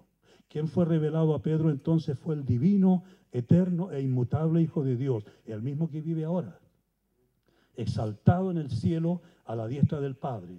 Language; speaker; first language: Spanish; native; Spanish